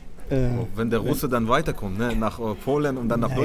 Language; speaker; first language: German; non-native, fluent; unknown